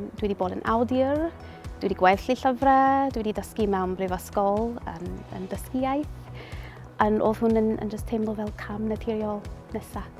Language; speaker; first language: Welsh; non-native, local second language; English